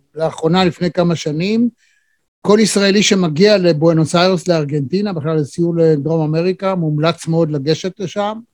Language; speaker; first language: Hebrew; non-native, fluent; Spanish